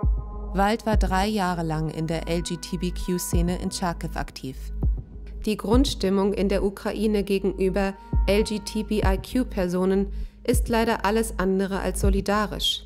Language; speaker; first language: German; native; German